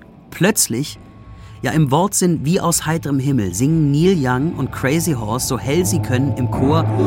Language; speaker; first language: German; native; German